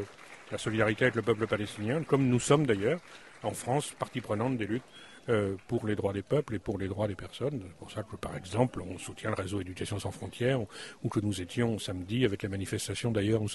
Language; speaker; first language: French; native; French